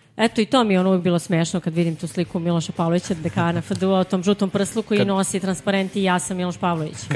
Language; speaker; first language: Serbian; native; Serbian